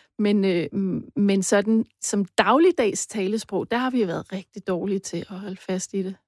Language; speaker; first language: Danish; native; Danish